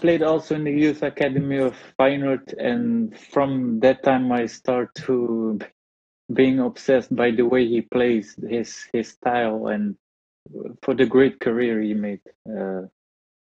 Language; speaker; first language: English; non-native, fluent; Dutch